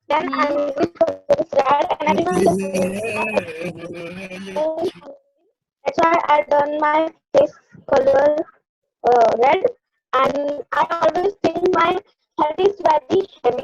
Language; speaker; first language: English; non-native, learner; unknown